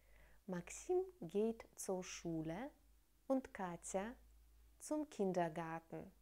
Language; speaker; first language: German; non-native, fluent; Russian